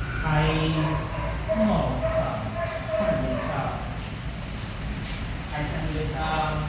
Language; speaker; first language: Vietnamese; non-native, fluent; Hindi